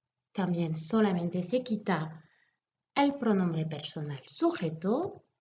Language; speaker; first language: Spanish; non-native, fluent; French